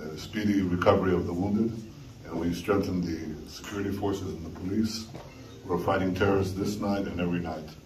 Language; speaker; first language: English; early bilingual, other home language; Hebrew